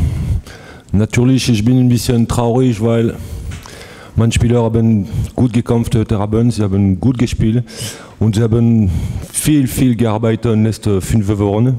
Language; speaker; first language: German; non-native, fluent; French